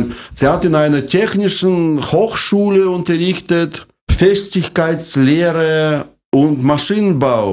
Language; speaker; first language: German; non-native, fluent; Russian